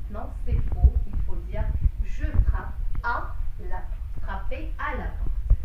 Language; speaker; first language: French; non-native, local second language; Arabic